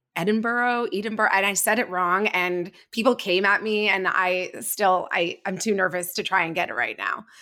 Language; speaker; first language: English; native; English